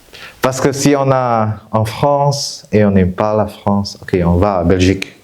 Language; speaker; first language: French; non-native, fluent; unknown